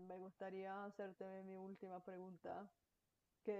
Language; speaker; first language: Spanish; non-native, fluent; Bulgarian